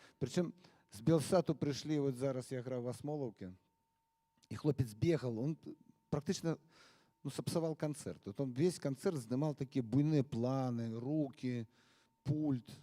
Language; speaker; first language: Belarusian; non-native, local second language; Russian